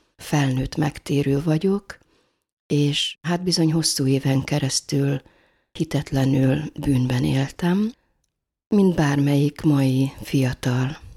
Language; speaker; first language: Hungarian; native; Hungarian